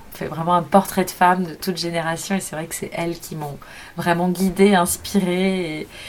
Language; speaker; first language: French; native; French